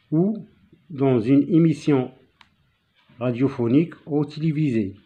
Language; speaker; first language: French; non-native, local second language; Arabic